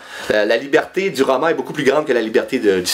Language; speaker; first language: French; native; French